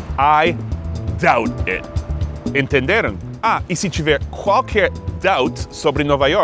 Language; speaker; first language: Portuguese; non-native, fluent; English